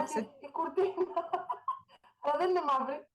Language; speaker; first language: Greek; native; Greek